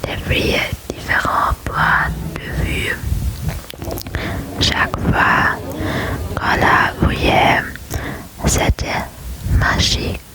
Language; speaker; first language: French; non-native, learner; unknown